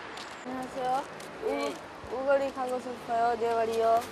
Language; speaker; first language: Korean; non-native, learner; Bangla